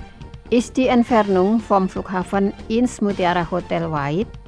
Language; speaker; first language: German; non-native, fluent; Indonesian